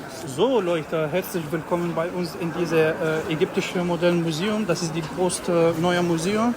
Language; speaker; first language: German; non-native, fluent; Arabic